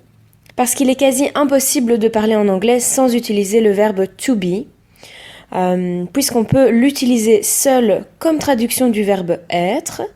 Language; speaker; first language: French; native; French